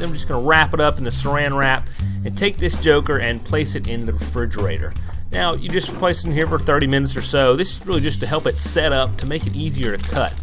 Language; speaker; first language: English; native; English